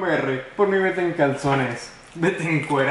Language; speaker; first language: Spanish; early bilingual, heritage; Spanish